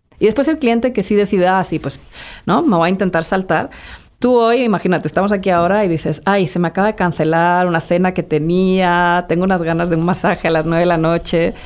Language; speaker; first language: Spanish; early bilingual, other home language; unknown